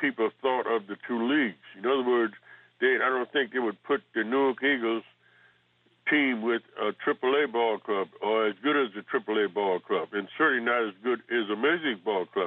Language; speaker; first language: English; native; English